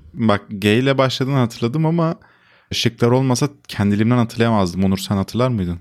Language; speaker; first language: Turkish; native; Turkish